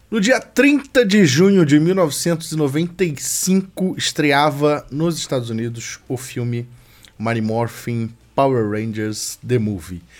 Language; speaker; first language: Portuguese; native; Portuguese